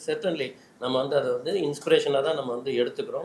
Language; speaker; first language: Tamil; native; Tamil